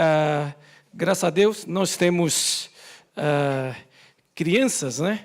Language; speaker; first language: Portuguese; native; Portuguese